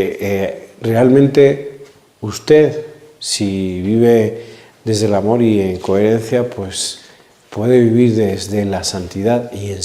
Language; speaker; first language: Spanish; native; Spanish